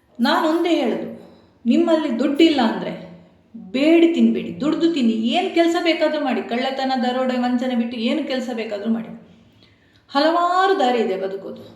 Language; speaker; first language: Kannada; non-native, local second language; Tulu